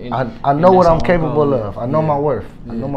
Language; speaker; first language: English; native; English